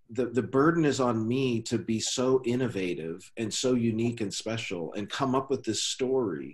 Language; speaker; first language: English; native; English